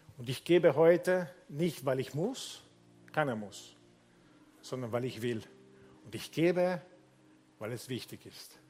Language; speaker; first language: German; non-native, fluent; Italian